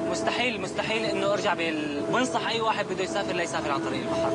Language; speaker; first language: Arabic; native; Arabic